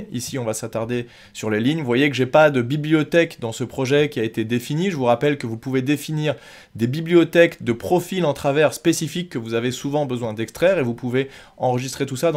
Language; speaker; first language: French; native; French